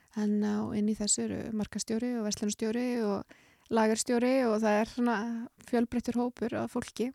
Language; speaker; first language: Icelandic; native; Icelandic